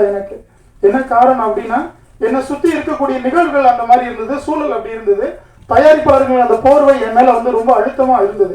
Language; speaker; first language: Tamil; native; Tamil